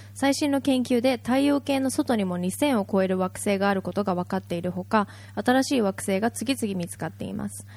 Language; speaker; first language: Japanese; native; Japanese